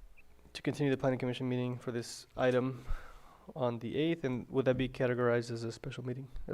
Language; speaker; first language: English; native; English